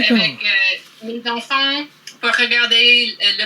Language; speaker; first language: French; non-native, learner; English